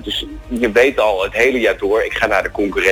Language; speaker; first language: Dutch; native; Dutch